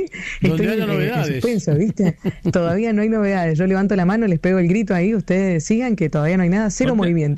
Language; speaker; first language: Spanish; native; Spanish